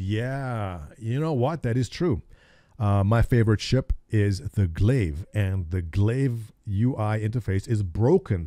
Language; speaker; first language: English; native; English